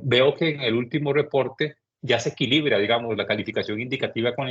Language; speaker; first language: Spanish; native; Spanish